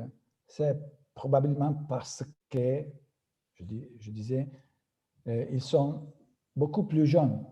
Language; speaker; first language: French; non-native, fluent; Italian